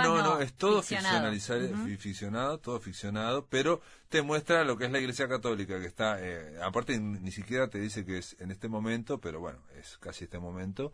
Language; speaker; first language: Spanish; native; Spanish